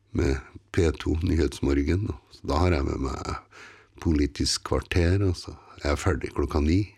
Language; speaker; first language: Norwegian; native; Norwegian